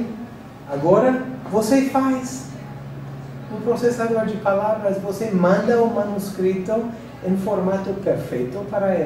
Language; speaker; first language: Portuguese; non-native, fluent; English